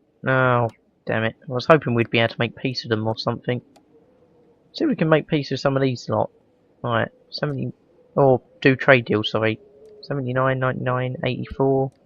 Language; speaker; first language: English; native; English